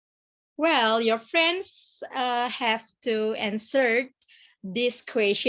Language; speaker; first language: English; non-native, learner; Indonesian